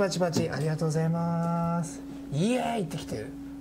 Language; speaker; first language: Japanese; native; Japanese